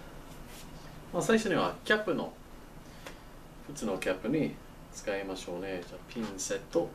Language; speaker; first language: Japanese; non-native, learner; English